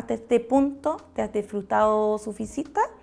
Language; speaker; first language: Spanish; non-native, fluent; English